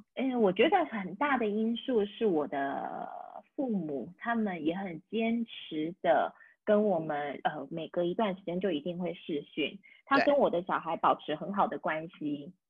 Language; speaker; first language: Chinese; native; Chinese